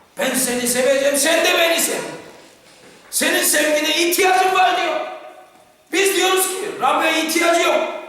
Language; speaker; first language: Turkish; non-native, fluent; Korean